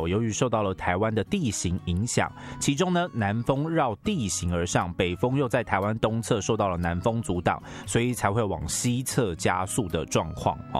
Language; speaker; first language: Chinese; native; Chinese